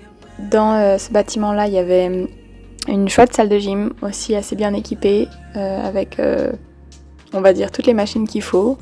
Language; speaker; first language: French; native; French